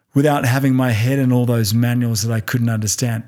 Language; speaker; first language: English; native; English